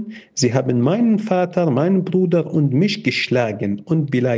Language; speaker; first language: German; non-native, fluent; Arabic